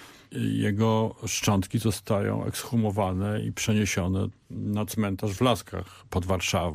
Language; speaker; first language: Polish; native; Polish